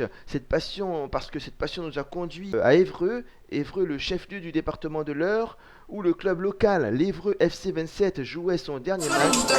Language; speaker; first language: French; native; French